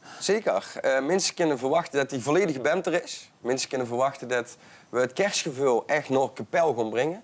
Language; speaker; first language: Dutch; native; Dutch